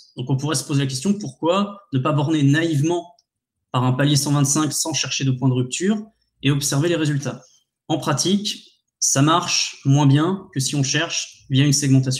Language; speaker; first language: French; native; French